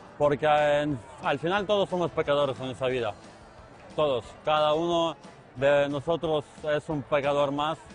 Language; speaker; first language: Spanish; non-native, fluent; Ukrainian